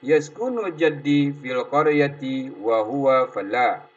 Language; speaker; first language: Arabic; non-native, fluent; Indonesian